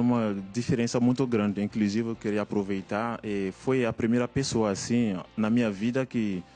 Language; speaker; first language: Portuguese; non-native, fluent; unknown